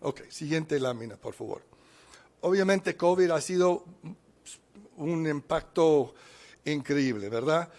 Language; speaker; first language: Spanish; non-native, fluent; English